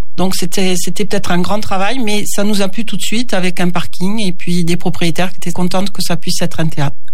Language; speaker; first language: French; native; French